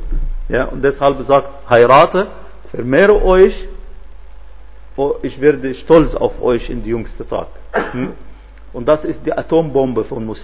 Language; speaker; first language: German; non-native, fluent; Arabic